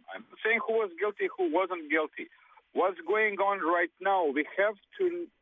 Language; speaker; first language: English; non-native, fluent; Serbian